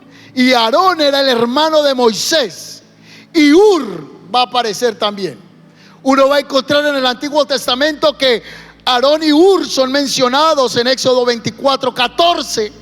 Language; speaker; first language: Spanish; native; Spanish